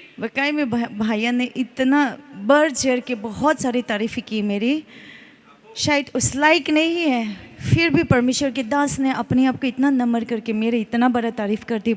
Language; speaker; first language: Hindi; non-native, local second language; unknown